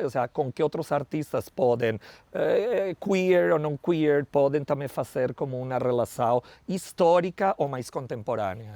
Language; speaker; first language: Portuguese; non-native, learner; Spanish